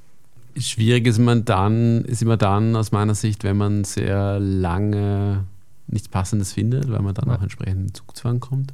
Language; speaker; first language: German; native; German